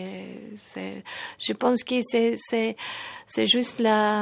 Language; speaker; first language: French; non-native, fluent; Tajik